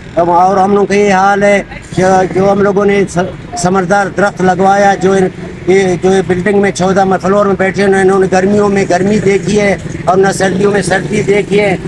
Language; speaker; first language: Urdu; non-native, local second language; Baluchi